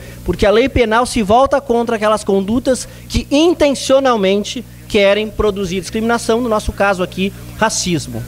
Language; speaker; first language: Portuguese; native; Portuguese